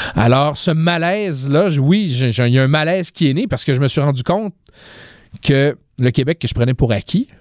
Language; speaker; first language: French; native; French